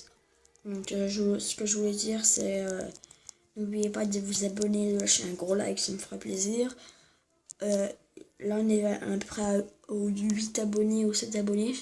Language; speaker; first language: French; native; French